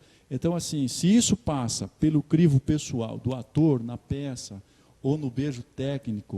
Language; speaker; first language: Portuguese; native; Portuguese